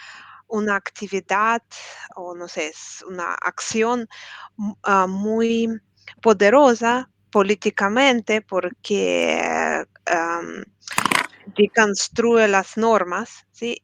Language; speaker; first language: Spanish; non-native, fluent; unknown